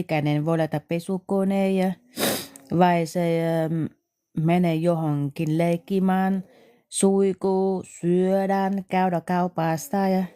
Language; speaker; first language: Finnish; non-native, learner; Vietnamese